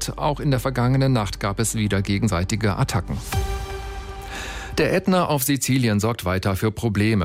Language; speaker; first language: German; native; German